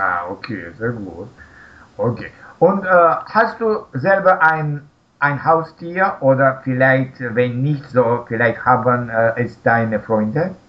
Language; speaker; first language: German; non-native, learner; Russian